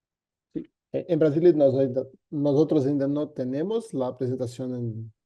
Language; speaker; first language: Spanish; non-native, fluent; Portuguese